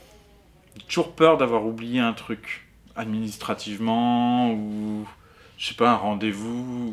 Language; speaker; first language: French; native; French